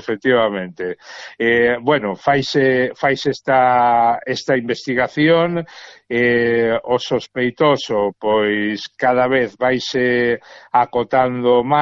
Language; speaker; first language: Galician; native; Galician